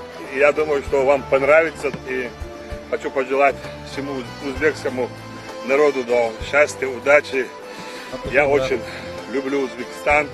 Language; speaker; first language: Russian; non-native, local second language; Chechen